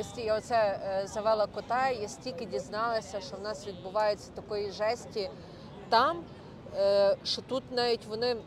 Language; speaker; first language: Ukrainian; non-native, local second language; Russian